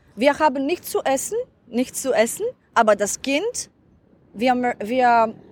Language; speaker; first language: German; non-native, fluent; Greek